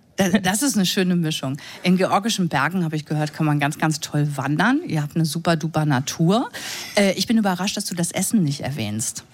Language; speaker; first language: German; native; German